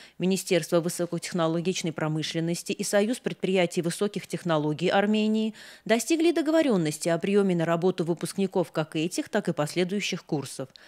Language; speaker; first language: Russian; non-native, local second language; Armenian